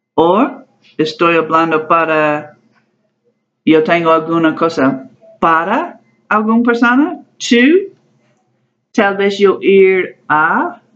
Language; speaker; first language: Spanish; non-native, learner; English